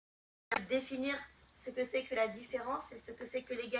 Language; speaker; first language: French; native; French